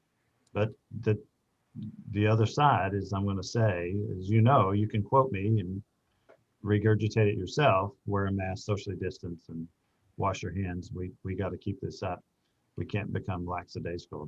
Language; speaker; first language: English; native; English